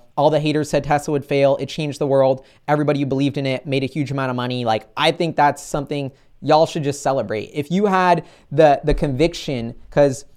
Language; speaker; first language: English; native; English